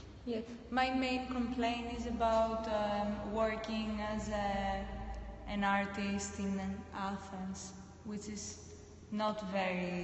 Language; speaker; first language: English; non-native, fluent; Greek